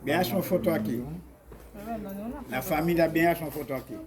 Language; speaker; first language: Spanish; non-native, learner; Haitian Creole